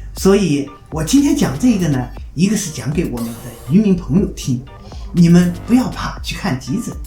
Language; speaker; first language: Chinese; native; Chinese